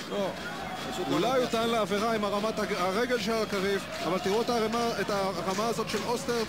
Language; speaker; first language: Hebrew; native; Hebrew